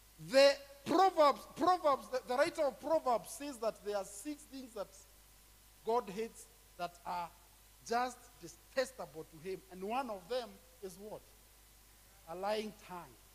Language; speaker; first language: English; non-native, local second language; Kikuyu